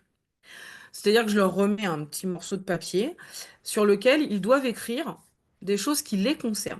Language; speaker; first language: French; native; French